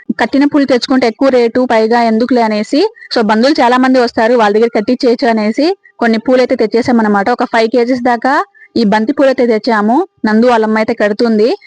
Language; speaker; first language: Telugu; native; Telugu